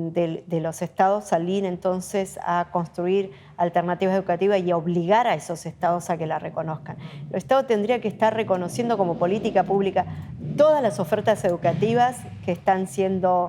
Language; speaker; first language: Spanish; native; Spanish